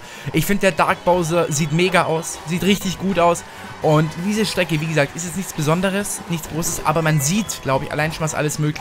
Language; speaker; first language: German; native; German